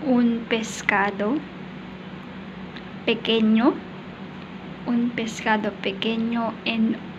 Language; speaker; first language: Spanish; non-native, learner; Filipino